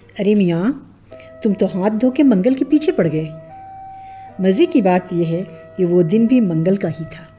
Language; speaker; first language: Urdu; native; Urdu